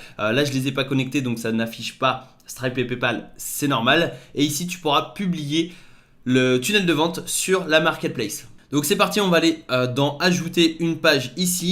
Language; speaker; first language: French; native; French